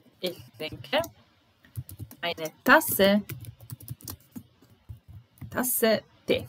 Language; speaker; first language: German; non-native, fluent; Serbian